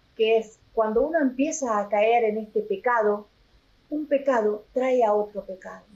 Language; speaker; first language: Spanish; native; Spanish